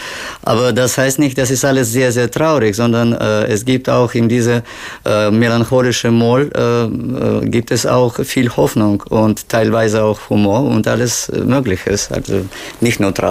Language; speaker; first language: German; non-native, learner; Russian